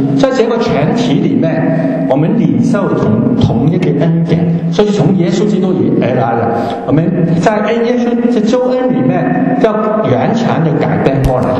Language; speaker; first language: Chinese; non-native, local second language; Cantonese